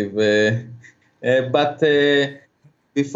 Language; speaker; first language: English; non-native, fluent; Greek